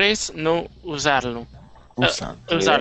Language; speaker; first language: Spanish; non-native, learner; English